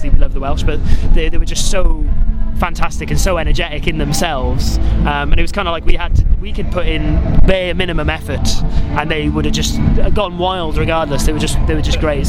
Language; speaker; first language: English; native; English